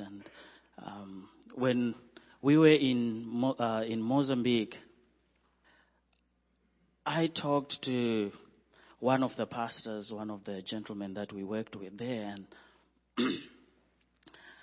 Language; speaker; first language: English; non-native, local second language; Shona